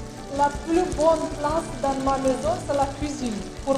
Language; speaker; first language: French; non-native, learner; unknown